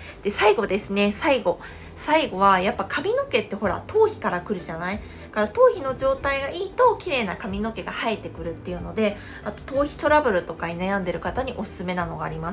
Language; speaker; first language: Japanese; non-native, fluent; Korean